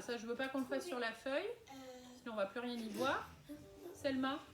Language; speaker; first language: French; native; French